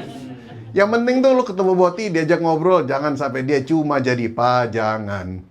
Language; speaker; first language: Indonesian; native; Indonesian